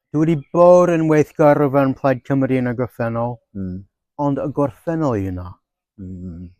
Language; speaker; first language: Welsh; non-native, fluent; English